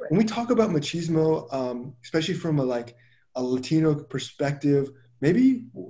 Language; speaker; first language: English; native; English